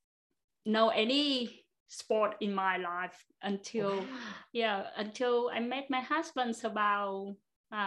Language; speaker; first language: English; non-native, fluent; Vietnamese